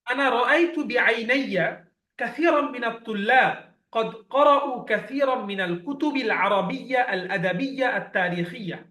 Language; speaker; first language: Arabic; non-native, fluent; Bangla